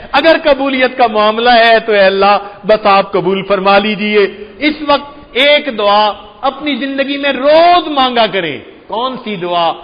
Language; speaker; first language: Urdu; non-native, local second language; Punjabi